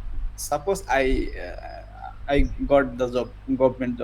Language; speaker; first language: English; non-native, learner; Bangla